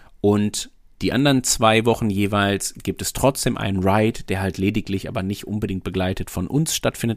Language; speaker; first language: German; native; German